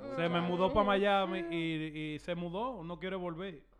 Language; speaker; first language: Spanish; early bilingual, heritage; Spanish